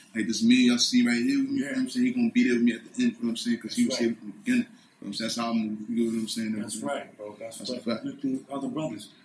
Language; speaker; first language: English; native; English